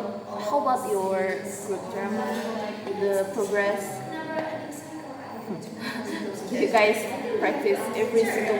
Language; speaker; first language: English; non-native, learner; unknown